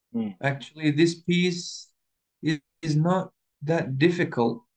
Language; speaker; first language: English; non-native, learner; Turkish